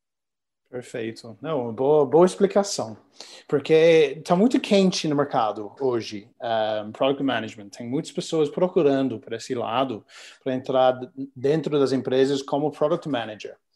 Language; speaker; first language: Portuguese; non-native, learner; English